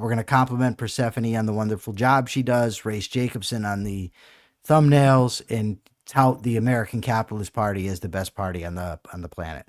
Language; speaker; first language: English; native; English